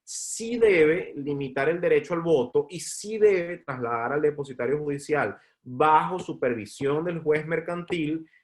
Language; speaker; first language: Spanish; native; Spanish